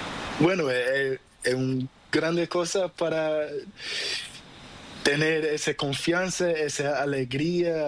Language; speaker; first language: Spanish; non-native, learner; Portuguese